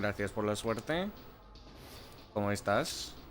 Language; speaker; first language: Spanish; non-native, learner; English